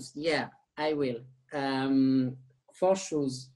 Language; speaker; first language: English; non-native, learner; French